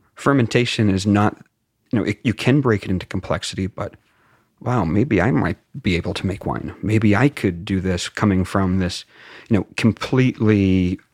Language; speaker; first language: English; native; English